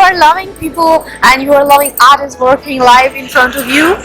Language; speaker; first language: English; non-native, local second language; Sindhi